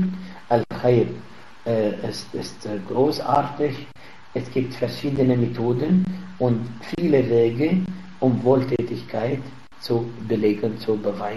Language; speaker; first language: German; non-native, fluent; Arabic